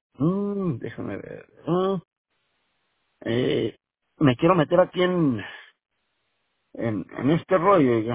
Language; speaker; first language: Spanish; native; Spanish